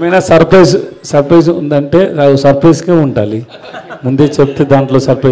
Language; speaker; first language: Telugu; non-native, learner; Tamil